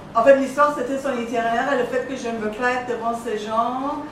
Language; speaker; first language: French; non-native, fluent; Persian